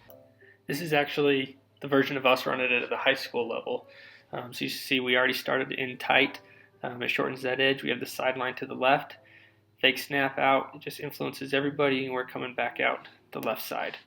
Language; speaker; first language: English; native; English